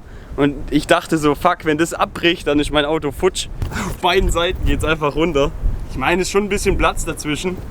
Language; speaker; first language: German; native; German